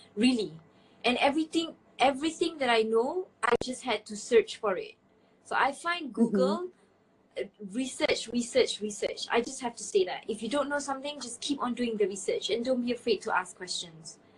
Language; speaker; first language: English; non-native, local second language; Malay